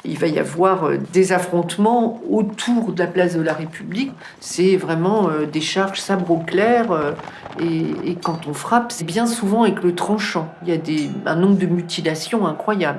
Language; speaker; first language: French; native; French